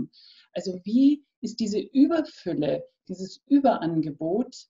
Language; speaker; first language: German; native; German